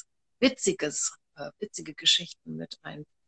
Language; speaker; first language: German; native; German